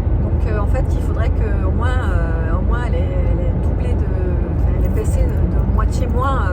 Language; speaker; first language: French; native; French